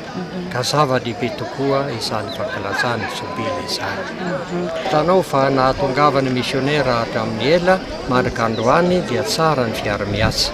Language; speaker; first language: Malagasy; non-native, fluent; Norwegian